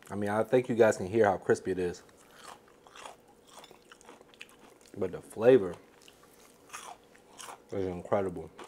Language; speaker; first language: English; native; English